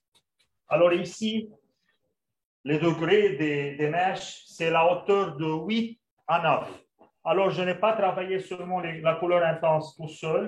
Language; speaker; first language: French; non-native, local second language; Arabic